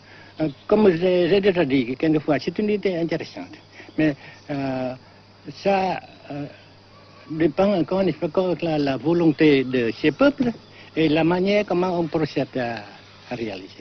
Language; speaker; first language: French; non-native, fluent; Vietnamese